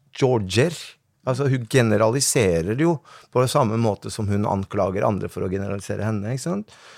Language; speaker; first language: Norwegian; early bilingual, other home language; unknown